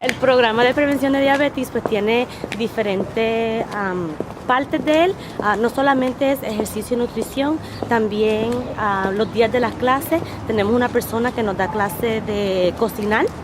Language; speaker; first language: Spanish; early bilingual, heritage; Spanish